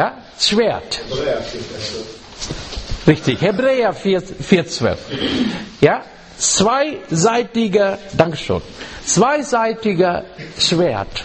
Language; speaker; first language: German; non-native, learner; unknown